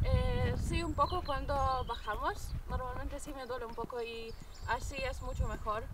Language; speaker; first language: Spanish; non-native, fluent; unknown